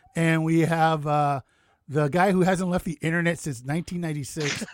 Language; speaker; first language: English; native; English